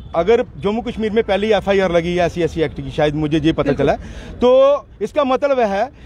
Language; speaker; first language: Hindi; native; Hindi